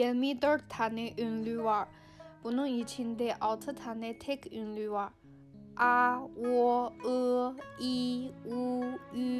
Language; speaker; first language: Turkish; non-native, learner; Chinese